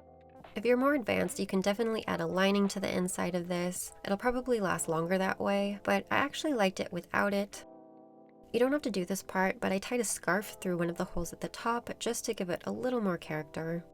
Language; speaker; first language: English; native; English